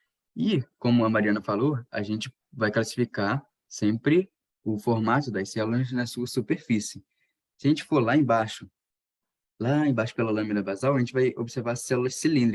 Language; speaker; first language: Portuguese; native; Portuguese